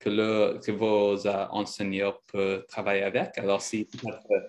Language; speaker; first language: French; non-native, fluent; English